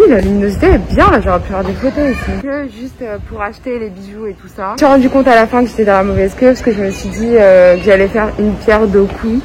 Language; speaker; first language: French; native; French